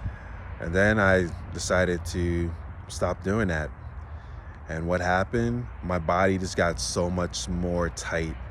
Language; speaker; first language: English; native; English